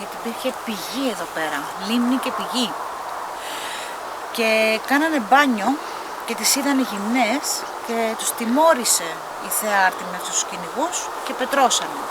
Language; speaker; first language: Greek; native; Greek